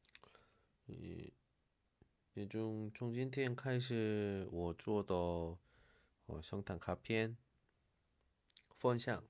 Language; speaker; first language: Chinese; non-native, learner; Korean